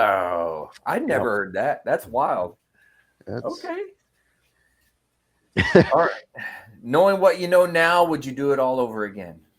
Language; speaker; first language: English; native; English